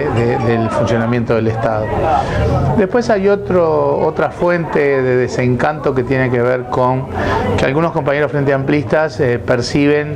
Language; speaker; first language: Spanish; native; Spanish